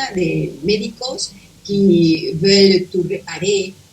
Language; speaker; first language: French; non-native, fluent; Spanish